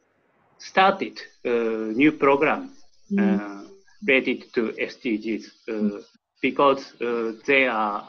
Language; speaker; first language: English; non-native, learner; Japanese